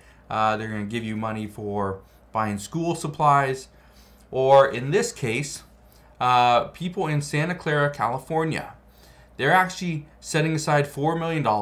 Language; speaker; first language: English; native; English